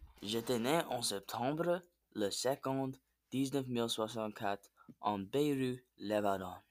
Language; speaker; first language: French; non-native, learner; English